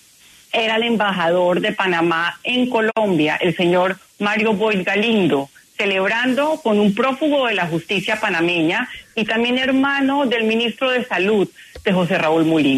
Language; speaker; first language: Spanish; native; Spanish